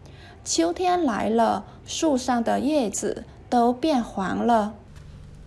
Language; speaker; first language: Chinese; non-native, learner; Vietnamese